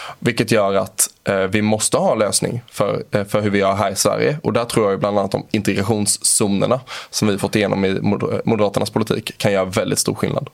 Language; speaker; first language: Swedish; native; Swedish